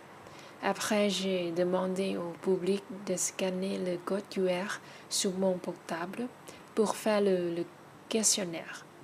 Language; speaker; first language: French; non-native, learner; Thai